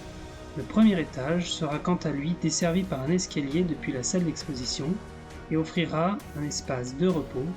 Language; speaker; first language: French; native; French